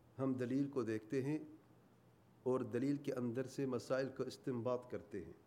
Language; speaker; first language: Urdu; native; Urdu